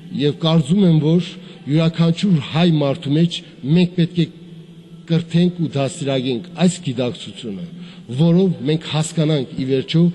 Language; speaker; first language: Armenian; native; Armenian